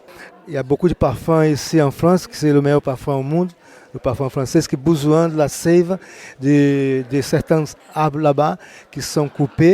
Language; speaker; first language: French; non-native, fluent; Portuguese